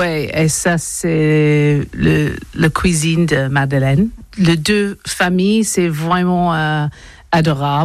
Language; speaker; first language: French; non-native, learner; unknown